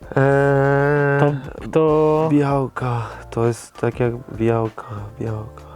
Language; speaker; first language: Polish; native; Polish